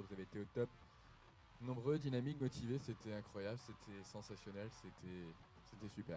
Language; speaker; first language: French; native; French